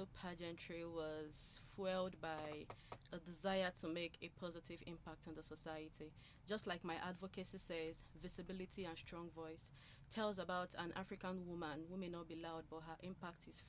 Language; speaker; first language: English; non-native, local second language; Igbo